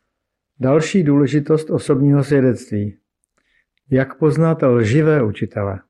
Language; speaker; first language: Czech; native; Czech